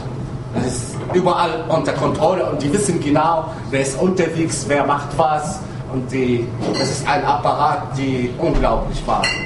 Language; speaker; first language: German; non-native, fluent; Arabic